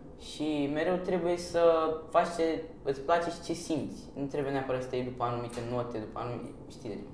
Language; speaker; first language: Romanian; early bilingual, other home language; Persian